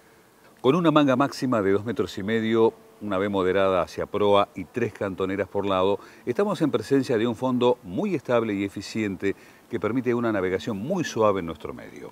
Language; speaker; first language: Spanish; native; Spanish